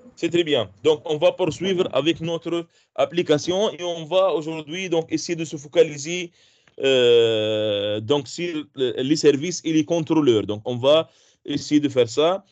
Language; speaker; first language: French; non-native, local second language; Arabic